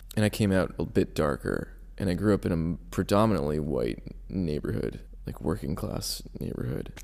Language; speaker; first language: English; native; English